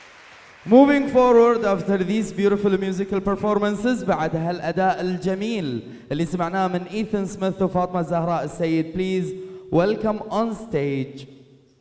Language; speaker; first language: Arabic; native; Arabic